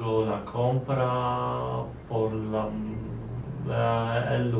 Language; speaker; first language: Spanish; non-native, learner; Polish